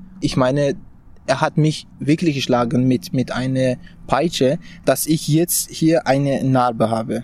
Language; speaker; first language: German; non-native, fluent; Persian